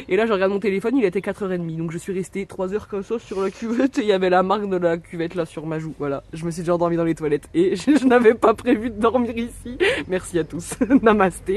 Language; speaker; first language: French; native; French